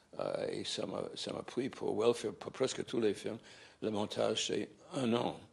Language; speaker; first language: French; non-native, fluent; English